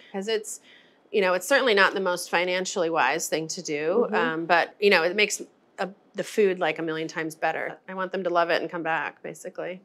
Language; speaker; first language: English; native; English